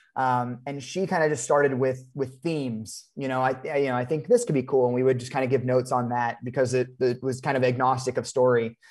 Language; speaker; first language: English; native; English